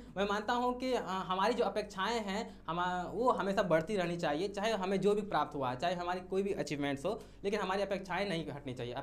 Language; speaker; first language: Hindi; native; Hindi